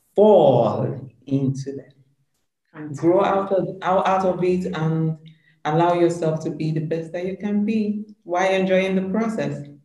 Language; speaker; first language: English; non-native, local second language; Igbo